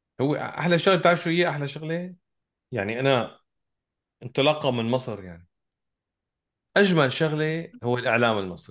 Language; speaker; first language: Arabic; native; Arabic